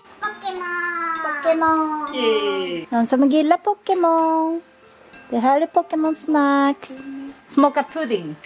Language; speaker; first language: Swedish; non-native, learner; Japanese